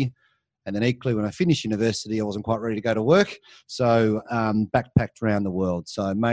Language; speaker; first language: English; native; English